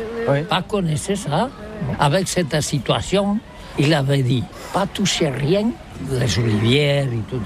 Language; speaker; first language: French; non-native, learner; Catalan